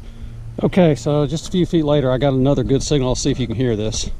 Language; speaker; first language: English; native; English